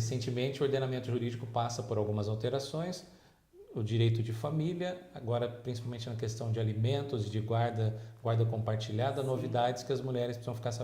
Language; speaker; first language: Portuguese; native; Portuguese